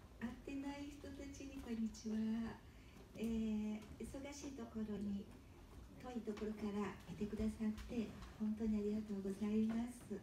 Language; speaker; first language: Japanese; early bilingual, heritage; Japanese